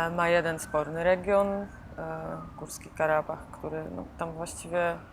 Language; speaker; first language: Polish; native; Polish